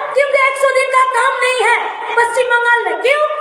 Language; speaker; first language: Hindi; non-native, local second language; Bangla